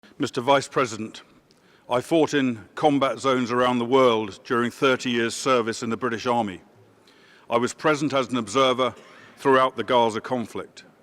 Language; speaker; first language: English; native; English